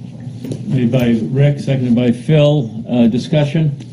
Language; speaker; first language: English; native; English